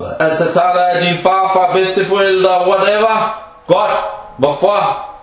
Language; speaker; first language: Danish; non-native, fluent; Arabic